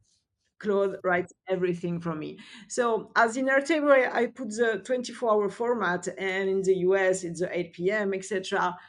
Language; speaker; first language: English; non-native, fluent; French